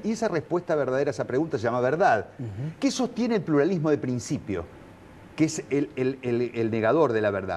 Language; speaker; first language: Spanish; native; Spanish